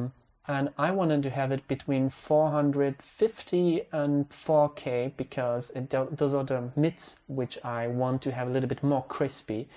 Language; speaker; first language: English; non-native, fluent; Hungarian